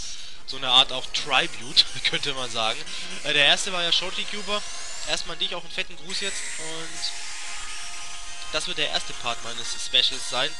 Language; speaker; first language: German; native; German